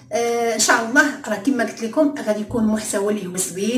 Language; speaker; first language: Arabic; native; Arabic